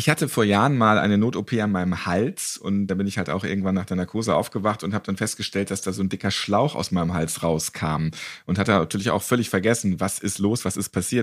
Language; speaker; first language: German; native; German